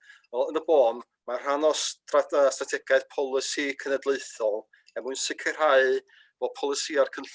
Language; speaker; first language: Welsh; native; Welsh